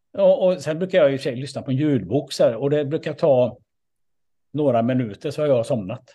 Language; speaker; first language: Swedish; native; Swedish